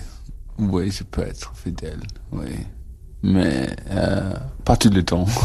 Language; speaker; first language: French; non-native, learner; English